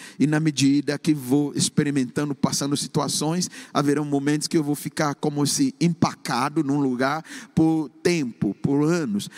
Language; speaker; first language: Portuguese; non-native, fluent; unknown